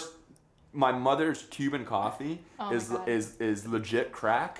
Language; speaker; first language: English; early bilingual, other home language; Spanish